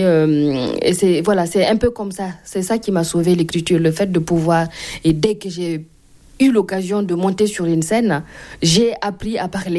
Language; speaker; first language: French; non-native, local second language; Mossi